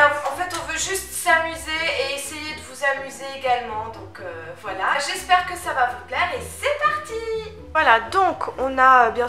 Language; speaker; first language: French; native; French